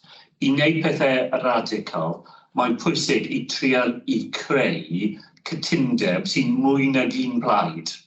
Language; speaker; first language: Welsh; non-native, fluent; English